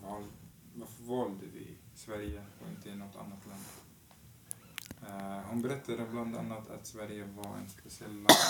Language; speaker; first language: Swedish; non-native, fluent; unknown